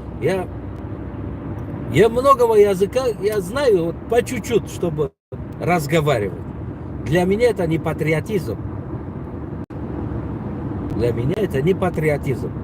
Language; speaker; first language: Russian; non-native, local second language; Tajik